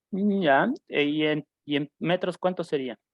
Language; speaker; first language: Spanish; native; Spanish